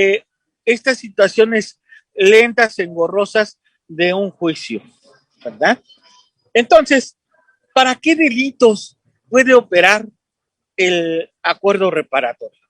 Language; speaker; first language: Spanish; native; Spanish